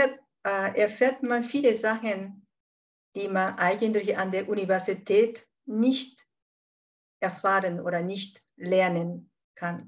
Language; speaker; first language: German; non-native, fluent; Japanese